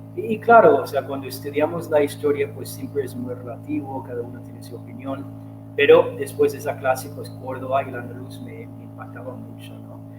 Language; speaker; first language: Spanish; non-native, fluent; English